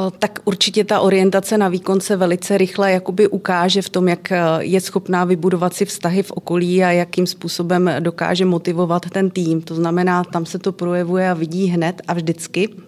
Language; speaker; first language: Czech; native; Czech